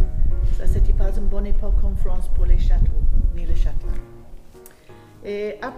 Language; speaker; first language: French; non-native, fluent; English